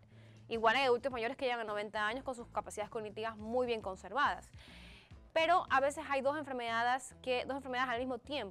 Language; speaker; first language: Spanish; native; Spanish